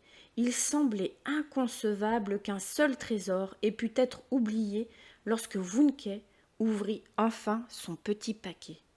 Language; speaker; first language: French; native; French